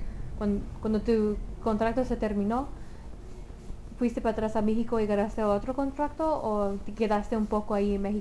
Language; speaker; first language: Spanish; early bilingual, heritage; Spanish